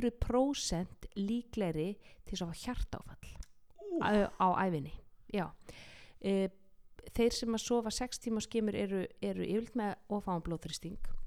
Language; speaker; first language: Icelandic; native; Icelandic